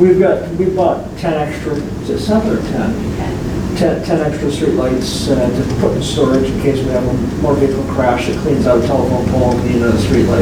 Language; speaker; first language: English; native; English